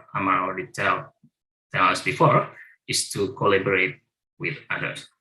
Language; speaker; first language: English; non-native, fluent; Indonesian